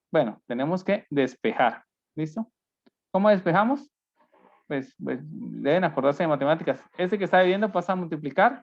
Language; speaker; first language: Spanish; native; Spanish